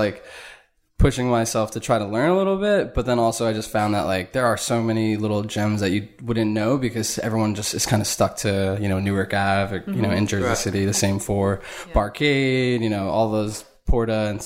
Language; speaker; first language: English; native; English